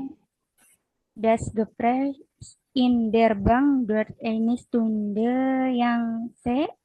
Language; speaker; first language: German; non-native, learner; Indonesian